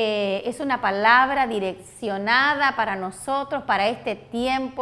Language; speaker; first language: Spanish; native; Spanish